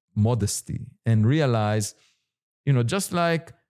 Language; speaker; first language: English; non-native, fluent; Hebrew